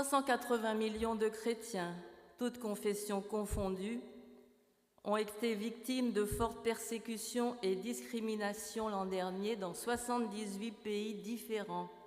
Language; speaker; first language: French; native; French